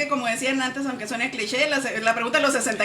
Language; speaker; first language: Spanish; native; Spanish